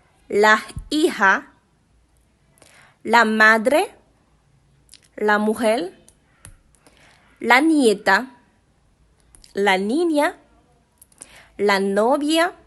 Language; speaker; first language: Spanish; non-native, learner; Haitian Creole